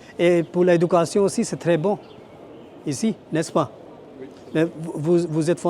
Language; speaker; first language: French; non-native, learner; Hindi